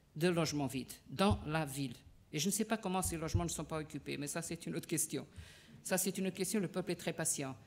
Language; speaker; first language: French; non-native, fluent; Portuguese